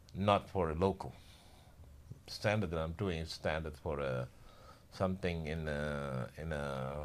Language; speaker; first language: English; non-native, learner; Indonesian